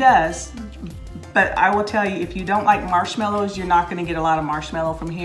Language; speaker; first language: English; native; English